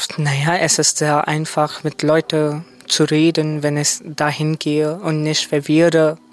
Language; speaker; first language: German; non-native, fluent; Hindi